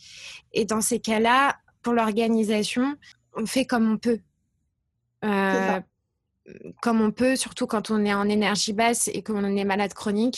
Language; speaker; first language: French; native; French